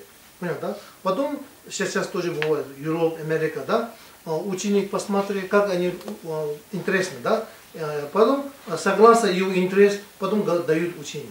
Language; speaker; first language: Russian; non-native, learner; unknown